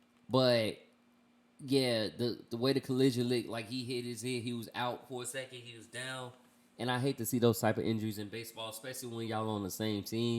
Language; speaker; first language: English; native; English